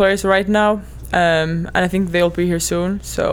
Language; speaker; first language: English; non-native, fluent; Icelandic